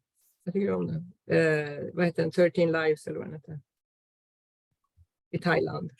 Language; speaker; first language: Swedish; native; Swedish